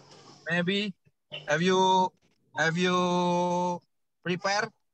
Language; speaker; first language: English; non-native, learner; Indonesian